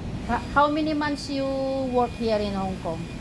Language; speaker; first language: English; non-native, local second language; Filipino